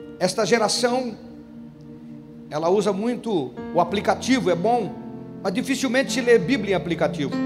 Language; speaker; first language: Portuguese; native; Portuguese